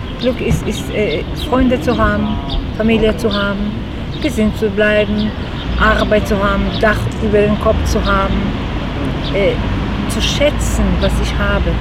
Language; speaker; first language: German; non-native, fluent; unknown